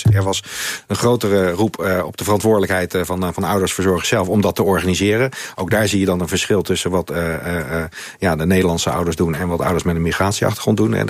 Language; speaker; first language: Dutch; native; Dutch